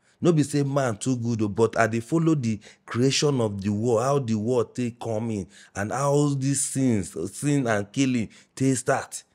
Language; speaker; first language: Nigerian Pidgin; non-native, local second language; Yoruba